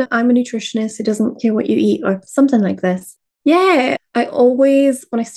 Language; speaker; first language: English; native; English